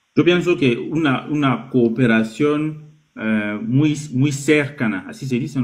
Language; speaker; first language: Spanish; non-native, learner; French